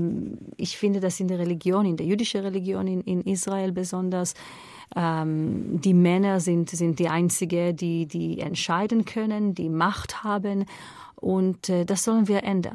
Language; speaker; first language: German; non-native, fluent; Hebrew